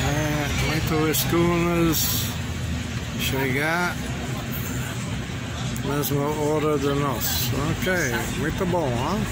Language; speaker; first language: Portuguese; non-native, learner; English